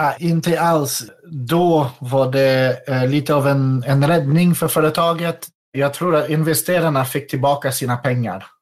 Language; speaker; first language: Swedish; non-native, fluent; French